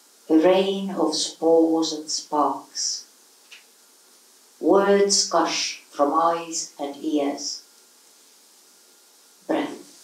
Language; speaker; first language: English; non-native, fluent; Estonian